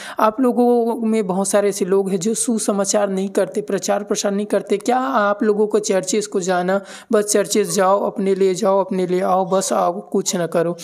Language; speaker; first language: Hindi; native; Hindi